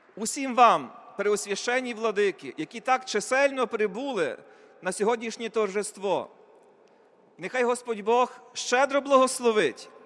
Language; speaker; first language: Ukrainian; native; Ukrainian